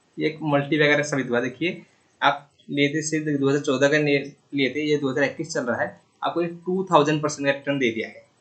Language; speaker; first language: Hindi; non-native, local second language; Odia